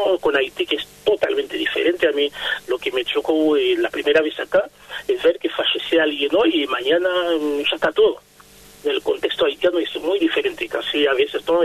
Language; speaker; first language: Spanish; non-native, fluent; Haitian Creole